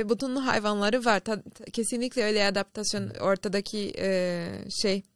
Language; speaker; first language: Turkish; non-native, learner; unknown